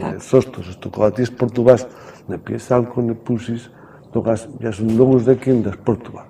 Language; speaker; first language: Macedonian; non-native, learner; Spanish